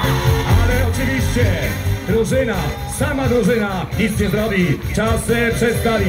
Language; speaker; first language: Polish; native; Polish